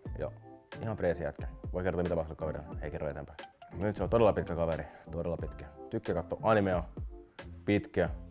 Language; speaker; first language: Finnish; early bilingual, other home language; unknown